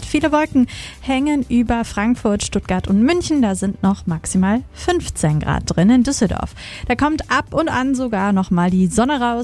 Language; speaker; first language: German; native; German